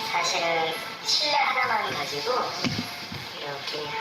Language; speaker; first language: Korean; native; Korean